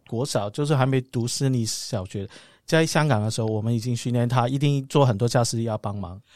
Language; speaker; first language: Chinese; non-native, local second language; Cantonese